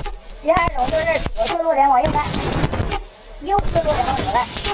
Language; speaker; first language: Chinese; native; Chinese